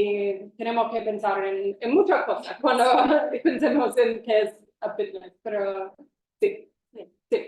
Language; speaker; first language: Spanish; non-native, fluent; English